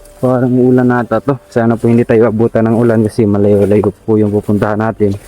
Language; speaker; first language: Filipino; non-native, local second language; Cebuano